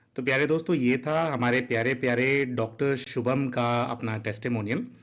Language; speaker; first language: Hindi; native; Hindi